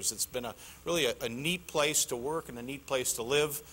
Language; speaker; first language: English; native; English